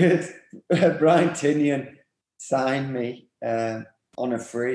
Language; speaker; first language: English; native; English